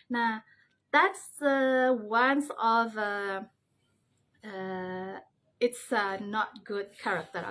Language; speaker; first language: English; non-native, learner; Indonesian